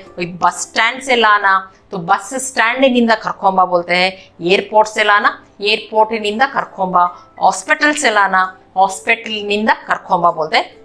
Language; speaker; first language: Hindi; non-native, local second language; Kannada